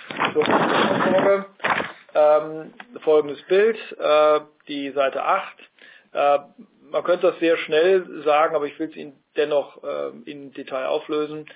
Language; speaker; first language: German; native; German